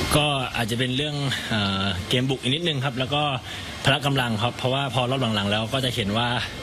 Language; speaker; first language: Thai; native; Thai